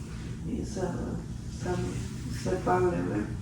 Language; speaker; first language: French; non-native, learner; Spanish